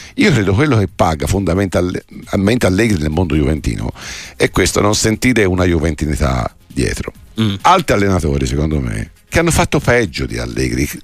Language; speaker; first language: Italian; native; Italian